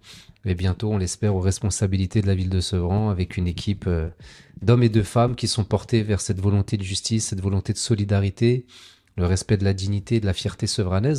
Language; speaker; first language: French; native; French